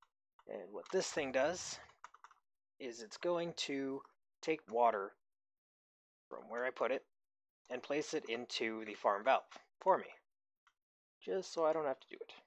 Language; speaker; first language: English; native; English